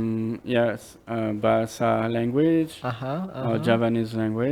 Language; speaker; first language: English; non-native, fluent; French